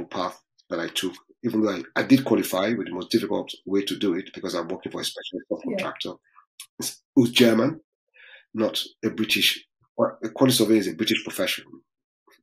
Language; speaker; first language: English; non-native, local second language; Yoruba